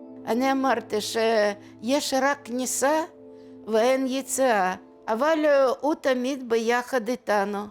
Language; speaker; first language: Hebrew; non-native, learner; Russian